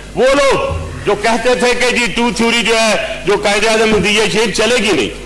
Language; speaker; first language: Urdu; non-native, local second language; Punjabi